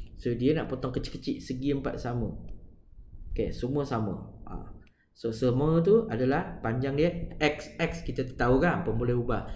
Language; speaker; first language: Malay; non-native, local second language; Chinese